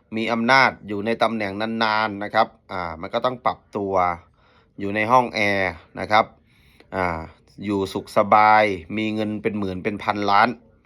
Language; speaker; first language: Thai; native; Thai